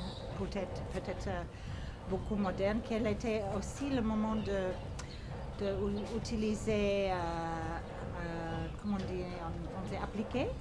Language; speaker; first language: French; non-native, fluent; English